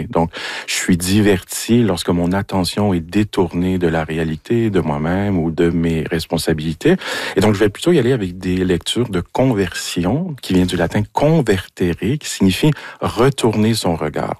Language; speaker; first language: French; native; French